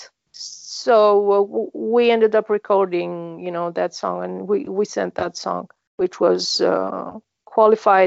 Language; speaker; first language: English; non-native, fluent; Greek